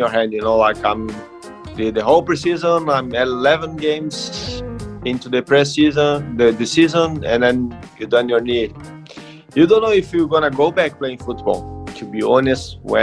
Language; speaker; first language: English; non-native, fluent; Portuguese